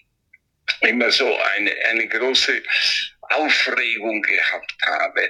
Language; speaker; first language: German; non-native, fluent; Italian